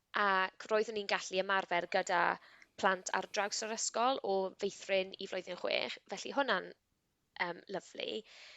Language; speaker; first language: Welsh; non-native, local second language; English